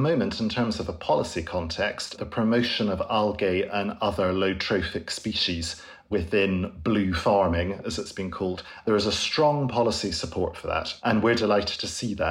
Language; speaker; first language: English; native; English